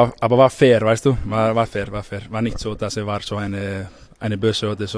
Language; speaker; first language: German; non-native, learner; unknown